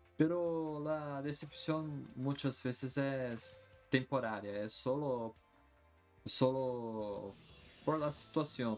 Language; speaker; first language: Spanish; non-native, learner; Portuguese